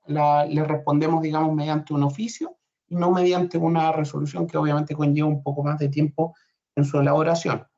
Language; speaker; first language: Spanish; native; Spanish